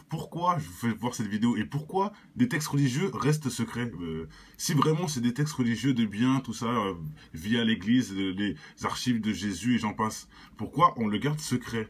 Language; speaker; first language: French; native; French